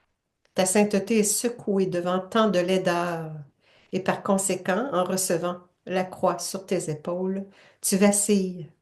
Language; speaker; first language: French; native; French